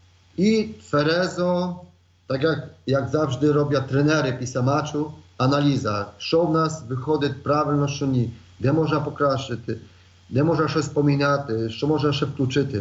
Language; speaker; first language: Polish; non-native, learner; Ukrainian